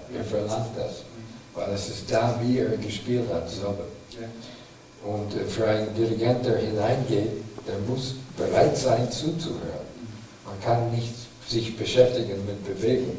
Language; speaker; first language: German; non-native, fluent; English